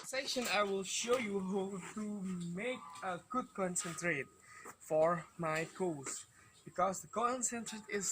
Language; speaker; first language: English; non-native, fluent; Indonesian